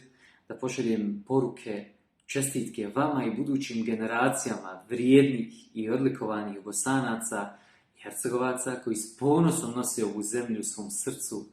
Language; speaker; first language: Bosnian; native; Bosnian